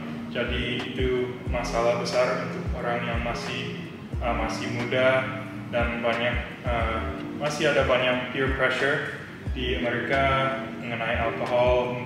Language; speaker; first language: Indonesian; early bilingual, heritage; English